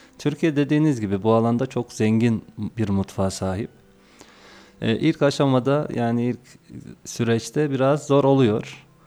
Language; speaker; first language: Turkish; native; Turkish